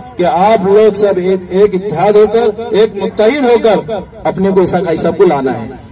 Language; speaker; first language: Hindi; native; Hindi